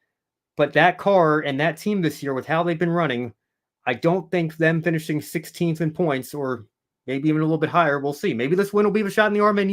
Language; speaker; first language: English; native; English